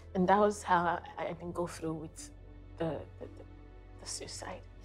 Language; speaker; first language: English; non-native, local second language; Igbo